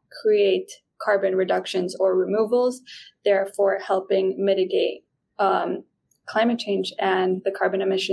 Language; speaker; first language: English; non-native, fluent; Spanish